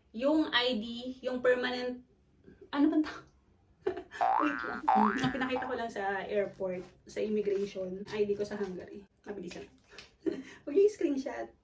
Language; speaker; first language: Filipino; non-native, local second language; Cebuano